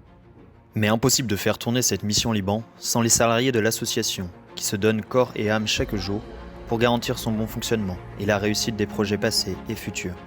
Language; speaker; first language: French; native; French